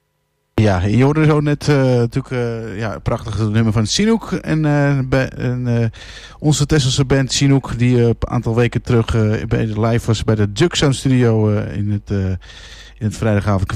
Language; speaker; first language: Dutch; native; Dutch